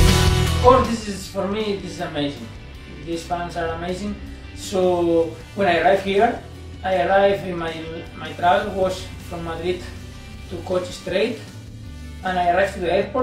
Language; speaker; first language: English; non-native, learner; Spanish